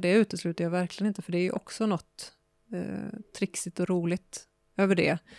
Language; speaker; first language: Swedish; native; Swedish